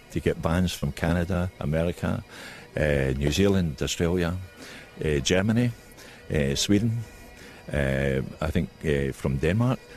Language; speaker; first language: English; native; English